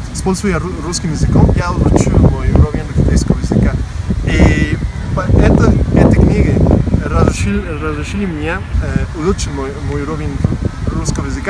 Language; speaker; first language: Russian; non-native, learner; Spanish